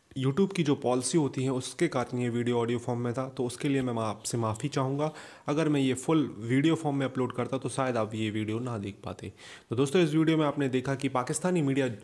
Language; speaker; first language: Hindi; native; Hindi